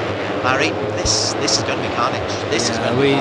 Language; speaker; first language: English; native; English